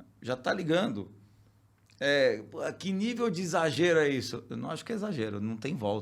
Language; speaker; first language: Portuguese; native; Portuguese